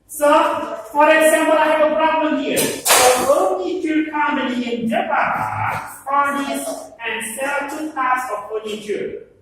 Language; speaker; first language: English; non-native, learner; Indonesian